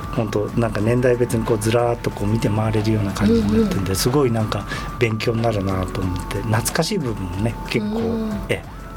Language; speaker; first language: Japanese; native; Japanese